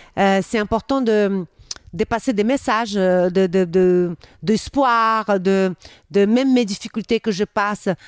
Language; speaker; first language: French; non-native, fluent; Portuguese